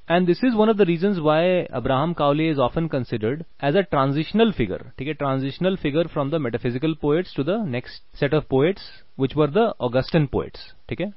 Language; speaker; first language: English; non-native, local second language; Hindi